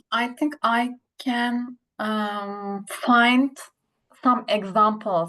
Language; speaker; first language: English; non-native, learner; Turkish